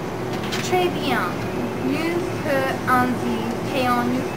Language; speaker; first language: French; non-native, learner; English